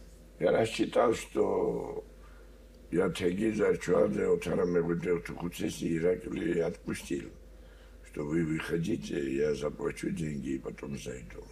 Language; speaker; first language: Russian; non-native, learner; Georgian